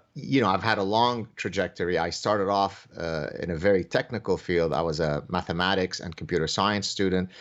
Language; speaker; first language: English; early bilingual, other home language; Arabic